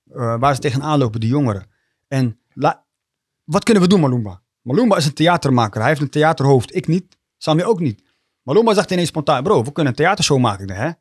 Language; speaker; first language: Dutch; early bilingual, other home language; Tigrinya